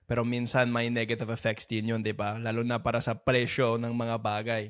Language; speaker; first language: Filipino; non-native, fluent; English